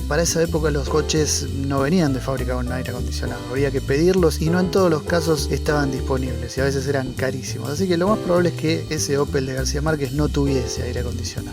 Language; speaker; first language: Spanish; native; Spanish